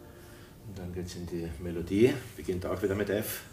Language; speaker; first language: German; native; German